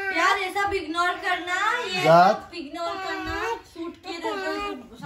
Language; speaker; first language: Hindi; native; Hindi